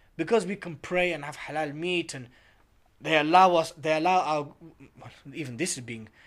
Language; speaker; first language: English; native; English